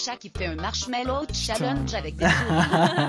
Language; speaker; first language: French; native; French